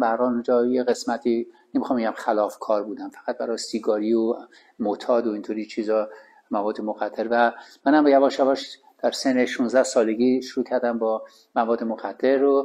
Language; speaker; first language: Persian; native; Persian